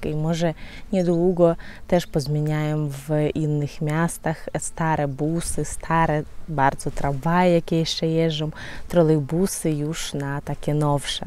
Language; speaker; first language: Polish; non-native, fluent; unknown